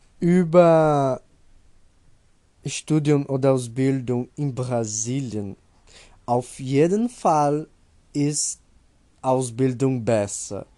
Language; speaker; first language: German; non-native, learner; Portuguese